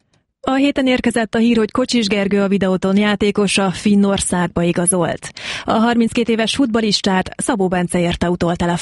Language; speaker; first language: Hungarian; native; Hungarian